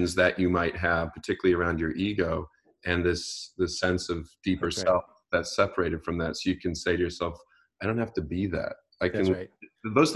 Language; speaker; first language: English; native; English